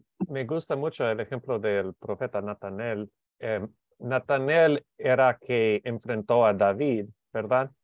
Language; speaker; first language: Spanish; non-native, learner; English